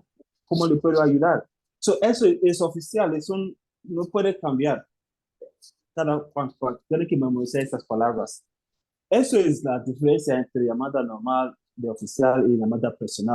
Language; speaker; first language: Spanish; non-native, fluent; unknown